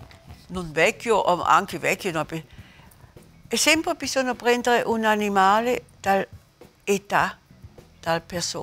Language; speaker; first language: Italian; non-native, learner; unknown